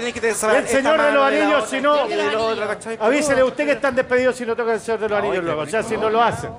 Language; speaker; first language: Spanish; native; Spanish